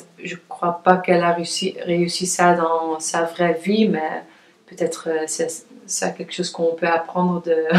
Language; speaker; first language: French; non-native, fluent; Dutch